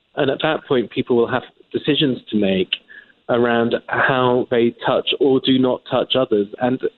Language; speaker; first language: English; native; English